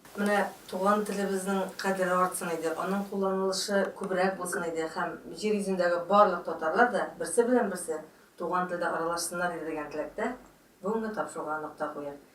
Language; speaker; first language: Tatar; native; Tatar